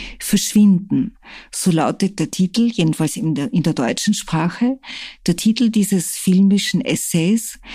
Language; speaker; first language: German; native; German